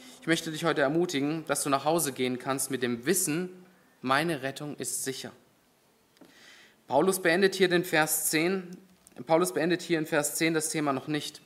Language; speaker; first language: German; native; German